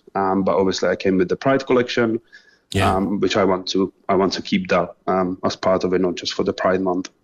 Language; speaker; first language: English; non-native, fluent; Czech